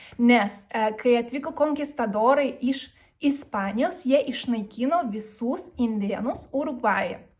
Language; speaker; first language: Lithuanian; early bilingual, other home language; Spanish